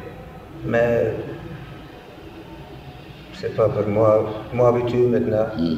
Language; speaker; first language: French; non-native, learner; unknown